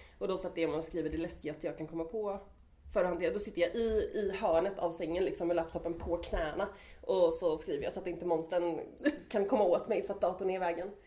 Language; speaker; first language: Swedish; native; Swedish